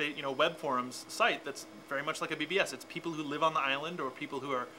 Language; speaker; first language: English; native; English